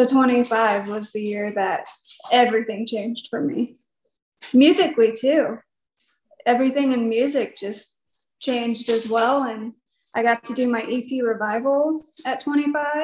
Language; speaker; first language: English; native; English